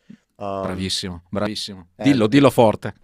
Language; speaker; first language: Italian; native; Italian